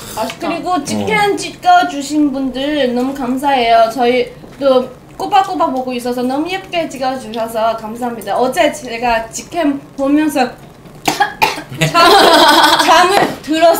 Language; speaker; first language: Korean; non-native, fluent; Chinese